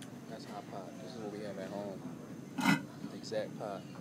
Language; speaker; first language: English; native; English